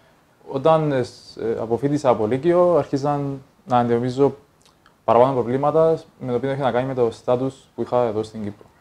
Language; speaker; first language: Greek; early bilingual, other home language; Persian